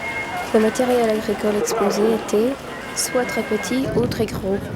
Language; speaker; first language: French; native; French